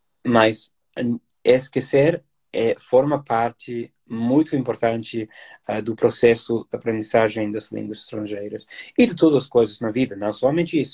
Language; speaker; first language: Portuguese; non-native, fluent; English